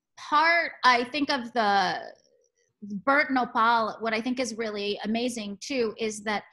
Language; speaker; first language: English; native; English